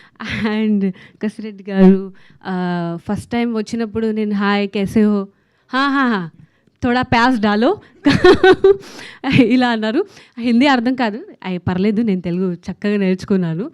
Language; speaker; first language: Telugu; non-native, learner; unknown